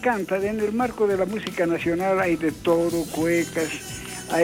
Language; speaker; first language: Spanish; native; Spanish